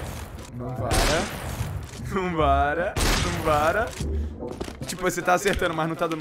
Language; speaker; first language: Portuguese; native; Portuguese